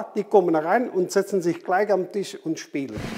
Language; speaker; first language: German; non-native, fluent; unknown